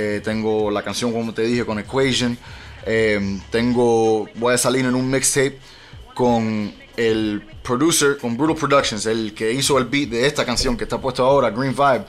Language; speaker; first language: Spanish; early bilingual, heritage; Spanish